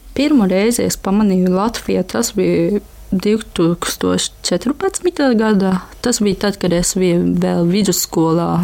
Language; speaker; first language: Latvian; non-native, learner; Japanese